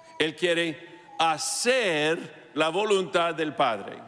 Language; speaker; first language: Spanish; non-native, fluent; English